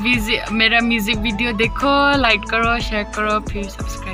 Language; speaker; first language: Hindi; non-native, learner; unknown